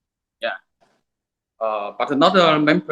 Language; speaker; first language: English; non-native, learner; Chinese